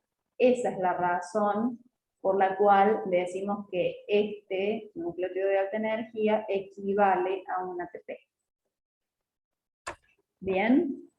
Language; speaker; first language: Spanish; native; Spanish